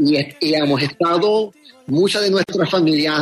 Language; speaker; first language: Spanish; early bilingual, heritage; Spanish